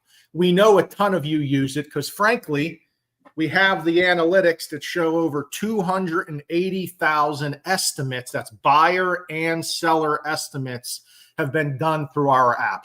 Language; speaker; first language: English; native; English